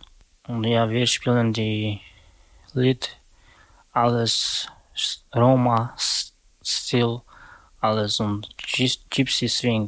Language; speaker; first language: German; non-native, learner; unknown